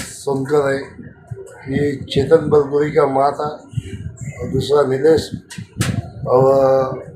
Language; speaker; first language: Hindi; non-native, local second language; Gujarati